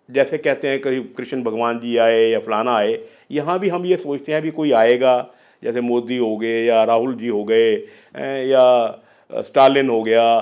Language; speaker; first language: Hindi; non-native, local second language; Punjabi